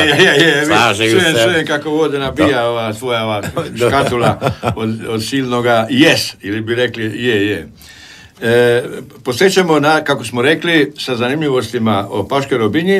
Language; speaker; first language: Croatian; native; Croatian